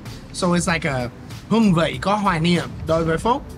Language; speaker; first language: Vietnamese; non-native, fluent; English